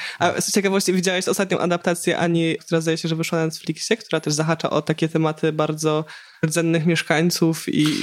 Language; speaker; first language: Polish; native; Polish